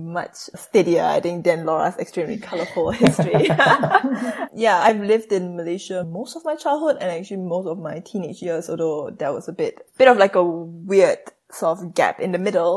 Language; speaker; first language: English; native; English